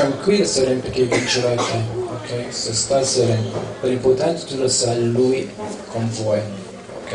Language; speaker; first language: Italian; non-native, learner; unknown